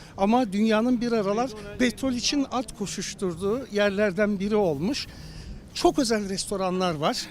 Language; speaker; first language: Turkish; native; Turkish